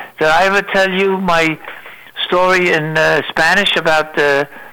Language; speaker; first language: English; native; English